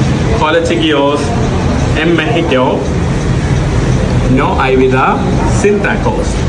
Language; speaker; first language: Spanish; non-native, learner; Malayalam